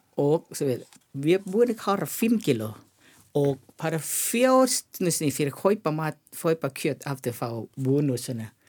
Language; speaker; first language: Icelandic; non-native, learner; Thai